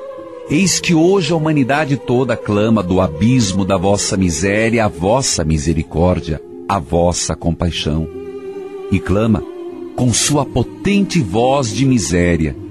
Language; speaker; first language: Portuguese; native; Portuguese